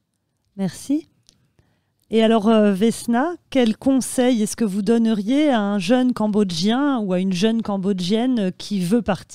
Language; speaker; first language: French; native; French